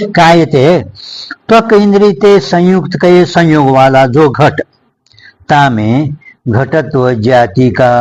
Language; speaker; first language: Hindi; non-native, local second language; Kannada